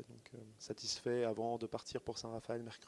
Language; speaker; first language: French; native; French